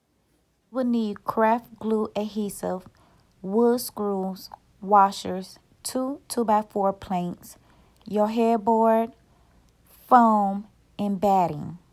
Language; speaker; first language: English; native; English